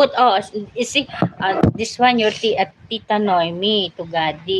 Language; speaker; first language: English; non-native, learner; Filipino